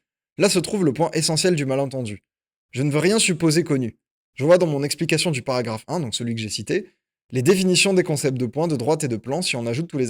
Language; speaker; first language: French; native; French